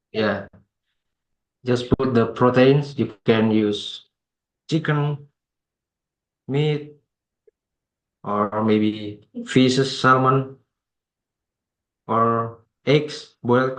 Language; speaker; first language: English; non-native, fluent; Indonesian